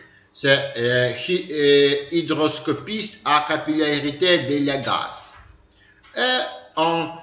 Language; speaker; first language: French; non-native, learner; Ukrainian